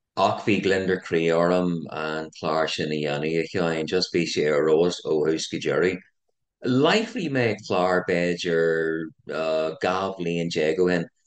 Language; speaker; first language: Irish; non-native, local second language; English